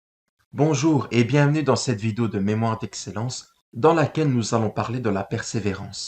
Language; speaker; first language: French; native; French